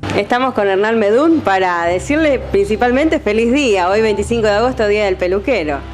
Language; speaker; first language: Spanish; native; Spanish